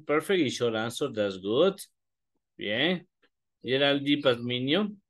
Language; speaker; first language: English; non-native, learner; Spanish